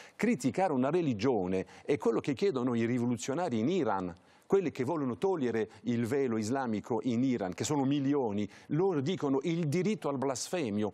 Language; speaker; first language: Italian; early bilingual, heritage; French